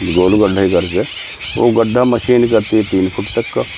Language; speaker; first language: Hindi; native; Hindi